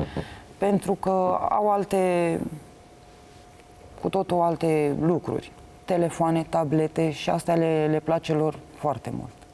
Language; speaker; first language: Romanian; native; Romanian